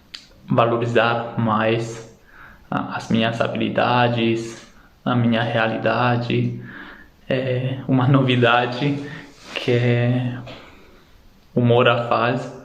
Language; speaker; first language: Portuguese; non-native, learner; Hungarian